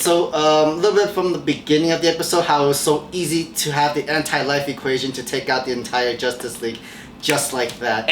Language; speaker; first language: English; native; English